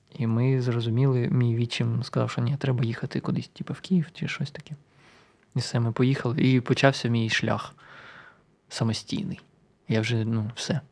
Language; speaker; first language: Ukrainian; non-native, local second language; Russian